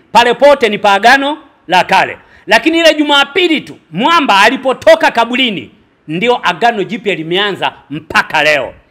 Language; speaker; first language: Swahili; native; Swahili